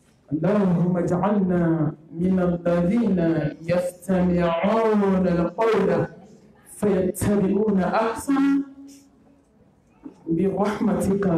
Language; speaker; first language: Arabic; non-native, fluent; Dyula